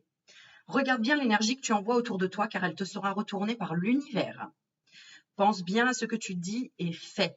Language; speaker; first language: French; native; French